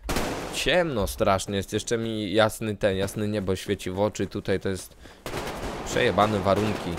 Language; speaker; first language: Polish; native; Polish